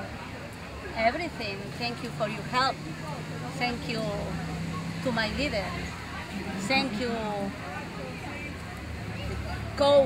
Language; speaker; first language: English; non-native, learner; Spanish